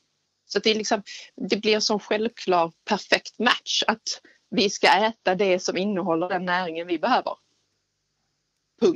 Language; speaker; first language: Swedish; native; Swedish